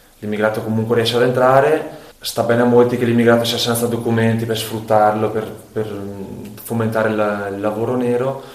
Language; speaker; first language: Italian; native; Italian